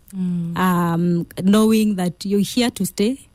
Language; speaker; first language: English; non-native, local second language; Kamba